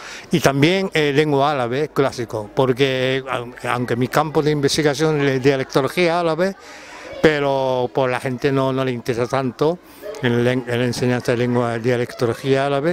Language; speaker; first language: Spanish; non-native, fluent; Japanese